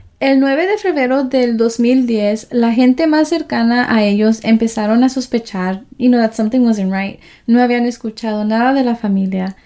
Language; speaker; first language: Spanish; early bilingual, heritage; Spanish